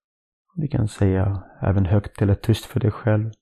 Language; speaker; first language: Swedish; non-native, fluent; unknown